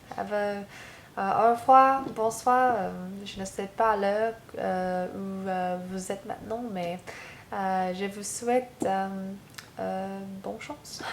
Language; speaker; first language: French; non-native, learner; English